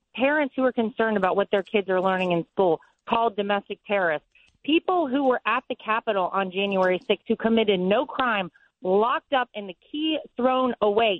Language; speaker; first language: English; native; English